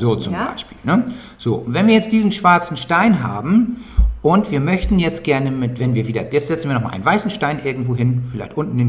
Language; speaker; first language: German; native; German